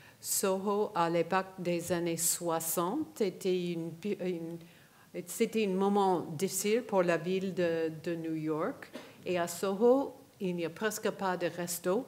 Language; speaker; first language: French; non-native, fluent; English